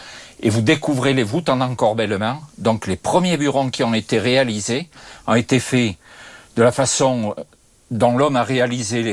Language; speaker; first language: French; native; French